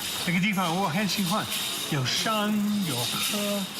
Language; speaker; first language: Chinese; non-native, learner; English